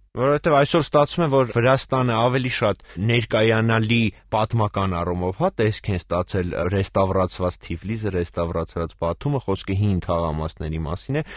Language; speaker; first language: Armenian; native; Armenian